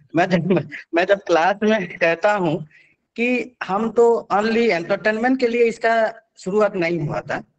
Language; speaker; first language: Hindi; non-native, local second language; Odia